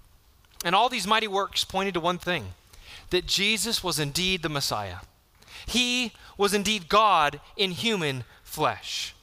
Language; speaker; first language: English; native; English